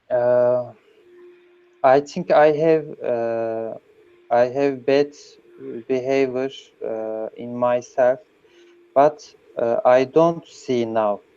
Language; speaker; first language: English; non-native, learner; Turkish